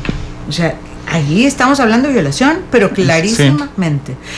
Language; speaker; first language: Spanish; native; Spanish